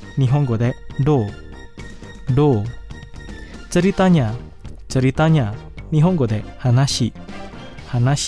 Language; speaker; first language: Japanese; non-native, fluent; Indonesian